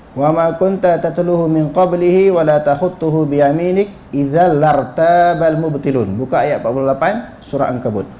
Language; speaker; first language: Malay; native; Malay